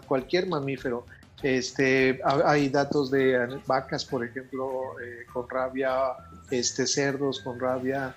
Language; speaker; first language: Spanish; native; Spanish